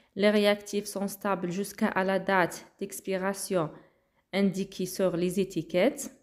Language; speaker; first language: French; non-native, local second language; Arabic